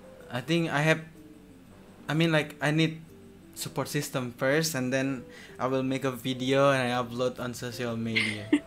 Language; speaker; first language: English; non-native, learner; Indonesian